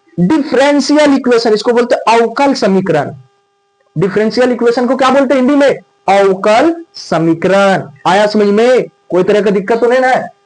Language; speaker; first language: Hindi; native; Hindi